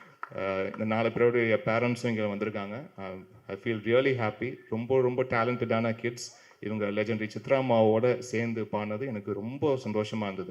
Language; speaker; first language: Tamil; native; Tamil